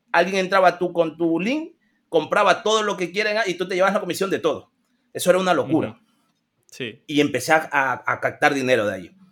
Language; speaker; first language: Spanish; native; Spanish